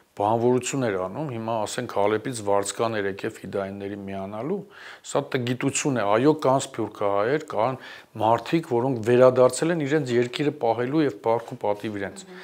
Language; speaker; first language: Armenian; native; Armenian